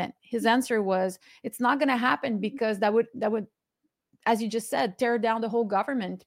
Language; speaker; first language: English; non-native, fluent; French